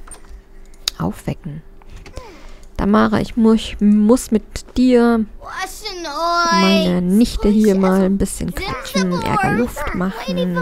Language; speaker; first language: German; native; German